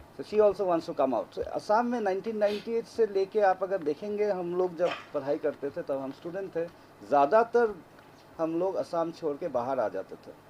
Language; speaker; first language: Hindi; non-native, local second language; Assamese